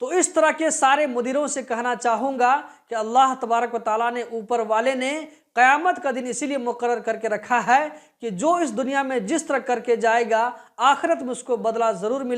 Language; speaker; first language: Hindi; native; Hindi